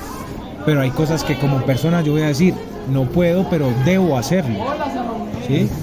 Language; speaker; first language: Spanish; native; Spanish